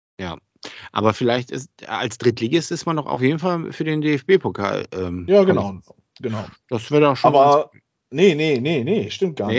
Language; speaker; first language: German; native; German